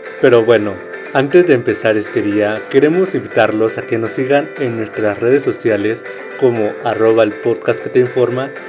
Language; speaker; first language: Spanish; native; Spanish